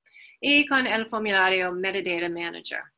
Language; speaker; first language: Spanish; non-native, fluent; English